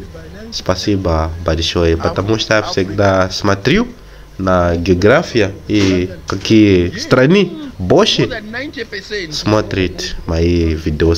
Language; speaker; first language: Russian; non-native, fluent; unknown